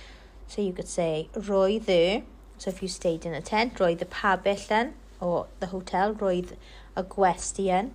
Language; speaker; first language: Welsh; non-native, local second language; English